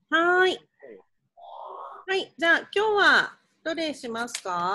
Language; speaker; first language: Japanese; non-native, fluent; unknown